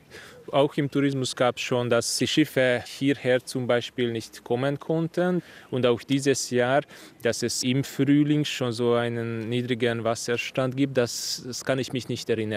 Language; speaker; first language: German; non-native, fluent; Hungarian